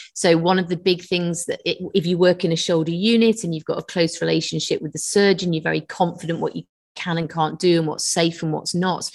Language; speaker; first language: English; native; English